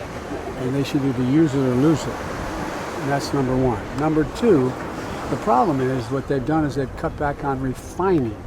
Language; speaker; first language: English; native; English